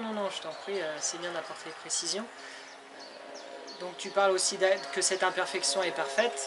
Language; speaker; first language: French; native; French